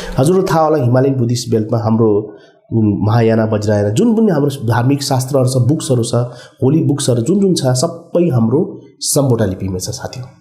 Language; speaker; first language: Nepali; non-native, local second language; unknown